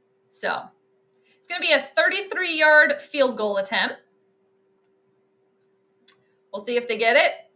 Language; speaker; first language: English; native; English